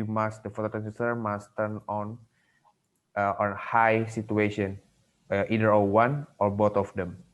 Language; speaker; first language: English; non-native, learner; Indonesian